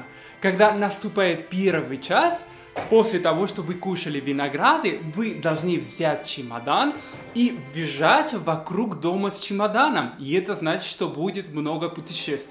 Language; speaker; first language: Russian; non-native, fluent; Spanish